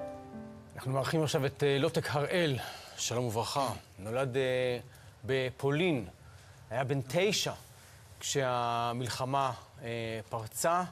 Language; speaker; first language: Hebrew; native; Hebrew